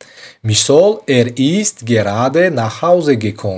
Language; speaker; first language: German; non-native, fluent; Tajik